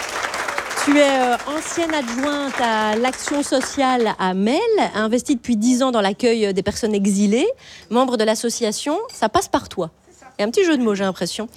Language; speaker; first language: French; native; French